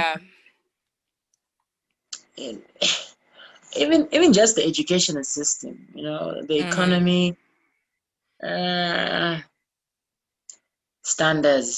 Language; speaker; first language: English; non-native, local second language; Bemba